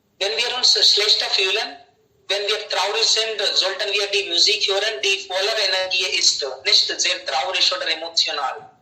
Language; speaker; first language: German; non-native, learner; Hindi